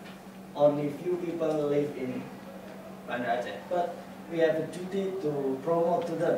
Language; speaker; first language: English; non-native, fluent; Indonesian